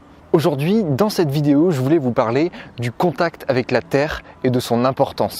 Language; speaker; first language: French; native; French